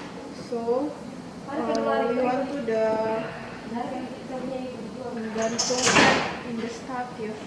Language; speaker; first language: English; non-native, learner; Indonesian